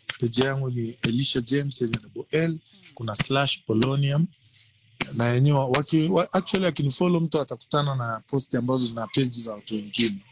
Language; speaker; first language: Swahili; native; Swahili